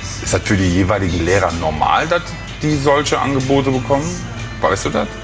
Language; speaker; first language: German; native; German